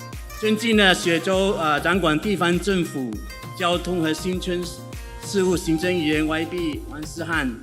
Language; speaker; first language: Chinese; native; Chinese